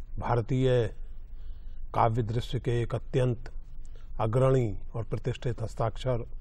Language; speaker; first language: Hindi; native; Hindi